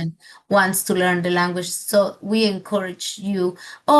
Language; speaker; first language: English; non-native, fluent; Spanish